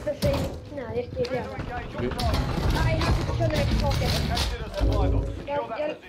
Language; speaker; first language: Swedish; early bilingual, other home language; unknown